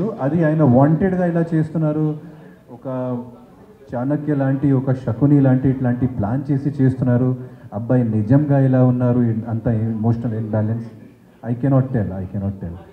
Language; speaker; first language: Telugu; non-native, fluent; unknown